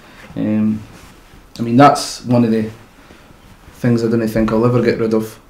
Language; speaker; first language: English; native; English